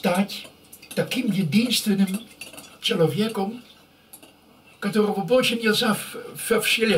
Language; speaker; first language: Russian; non-native, fluent; Dutch